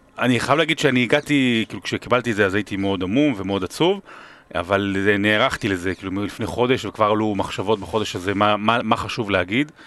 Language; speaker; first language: Hebrew; native; Hebrew